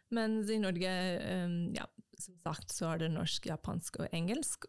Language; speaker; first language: Norwegian; non-native, fluent; English